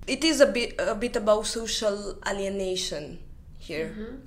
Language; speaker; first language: English; non-native, fluent; Romanian